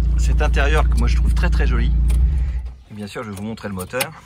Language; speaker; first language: French; native; French